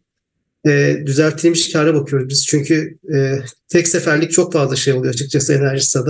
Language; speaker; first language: Turkish; native; Turkish